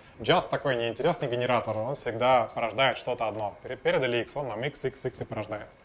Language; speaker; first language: Russian; native; Russian